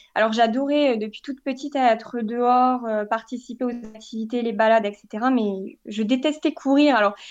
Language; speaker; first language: French; native; French